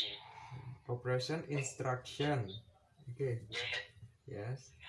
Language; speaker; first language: English; non-native, learner; Indonesian